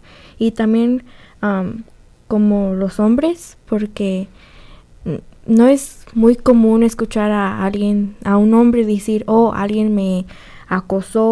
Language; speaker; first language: Spanish; early bilingual, other home language; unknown